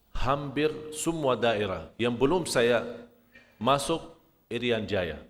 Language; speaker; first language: Malay; non-native, fluent; Arabic